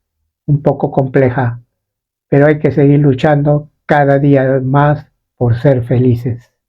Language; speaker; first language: Spanish; native; Spanish